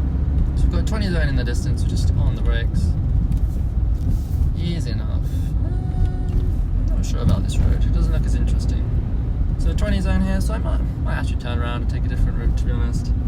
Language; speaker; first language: English; native; English